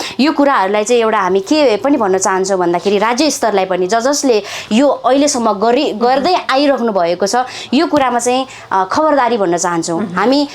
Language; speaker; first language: Nepali; non-native, local second language; Eastern Tamang